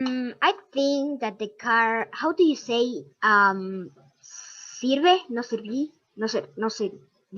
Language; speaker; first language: English; non-native, learner; Spanish